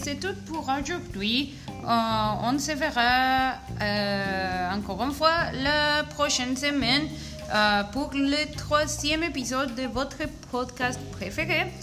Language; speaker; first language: French; non-native, learner; Spanish